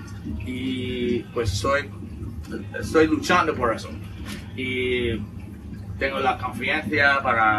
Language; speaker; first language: Spanish; non-native, learner; English